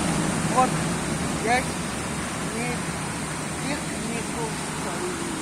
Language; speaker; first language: Russian; non-native, local second language; Kyrgyz